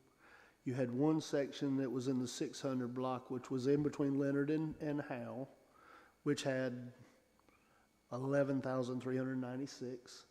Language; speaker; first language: English; native; English